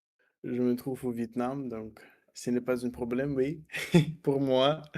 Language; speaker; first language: French; non-native, learner; Russian